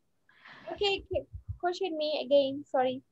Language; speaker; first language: English; non-native, learner; Bangla